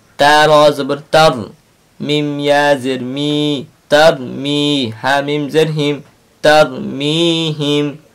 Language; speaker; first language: Arabic; non-native, learner; Bangla